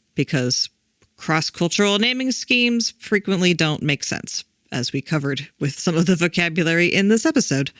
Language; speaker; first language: English; native; English